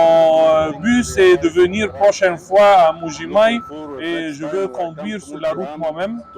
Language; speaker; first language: French; non-native, learner; Arabic